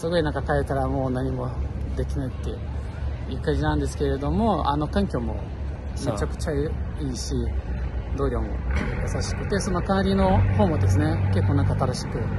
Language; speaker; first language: Japanese; non-native, fluent; Portuguese